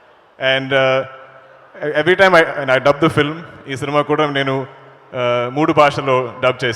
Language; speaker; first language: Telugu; non-native, learner; Malayalam